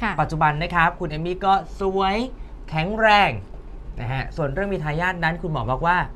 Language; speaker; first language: Thai; native; Thai